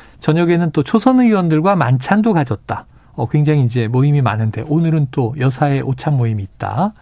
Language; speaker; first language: Korean; native; Korean